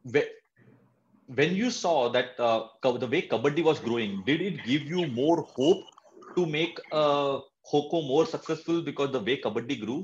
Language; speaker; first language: English; non-native, local second language; Marathi